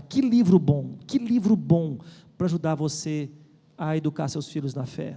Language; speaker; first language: Portuguese; native; Portuguese